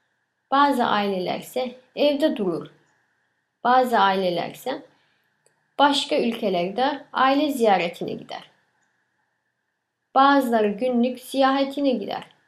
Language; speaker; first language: Turkish; early bilingual, other home language; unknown